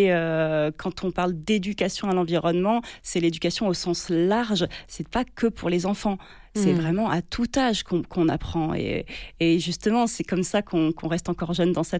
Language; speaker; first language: French; native; French